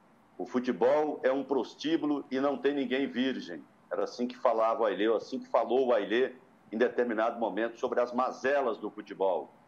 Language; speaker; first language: Portuguese; native; Portuguese